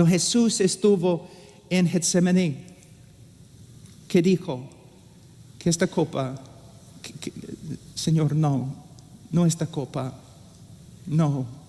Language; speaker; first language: Spanish; non-native, fluent; English